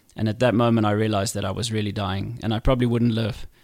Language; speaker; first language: English; native; English